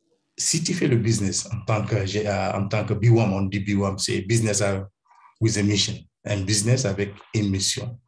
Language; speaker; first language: French; non-native, fluent; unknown